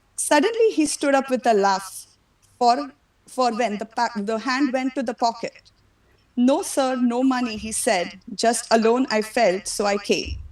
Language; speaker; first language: English; non-native, local second language; Marathi